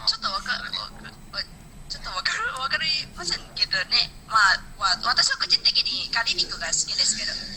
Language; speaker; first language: Japanese; non-native, learner; Indonesian